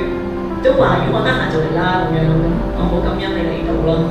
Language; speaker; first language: Cantonese; native; Cantonese